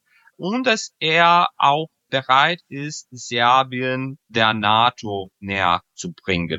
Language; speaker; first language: German; non-native, fluent; Serbian